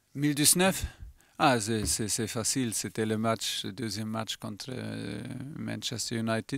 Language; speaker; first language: French; non-native, fluent; German